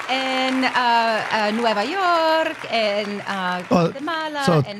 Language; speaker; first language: Spanish; non-native, learner; English